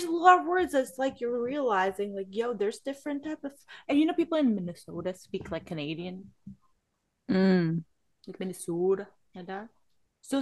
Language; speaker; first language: English; non-native, fluent; Cantonese